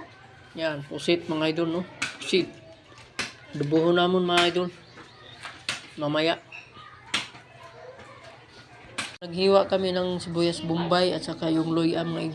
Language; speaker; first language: Filipino; non-native, local second language; Cebuano